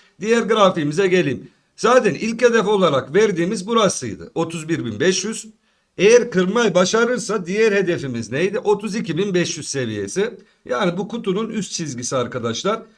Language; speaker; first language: Turkish; native; Turkish